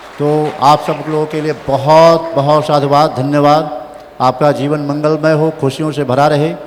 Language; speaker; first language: Hindi; native; Hindi